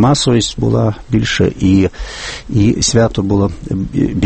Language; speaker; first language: Ukrainian; non-native, fluent; Lithuanian